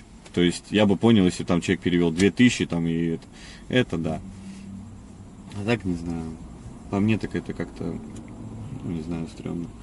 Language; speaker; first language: Russian; native; Russian